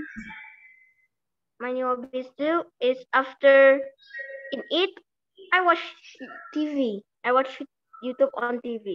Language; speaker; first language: English; non-native, learner; Indonesian